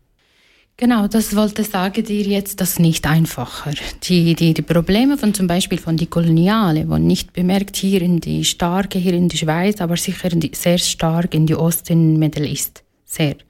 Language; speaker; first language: German; non-native, learner; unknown